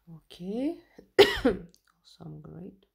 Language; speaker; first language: English; non-native, learner; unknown